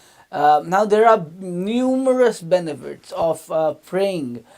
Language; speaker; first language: English; non-native, local second language; Urdu